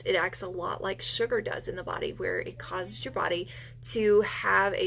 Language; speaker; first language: English; native; English